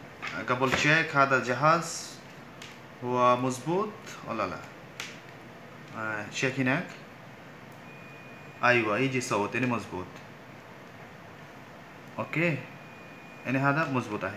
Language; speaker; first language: Arabic; non-native, learner; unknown